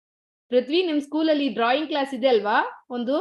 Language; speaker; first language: Kannada; non-native, learner; Tamil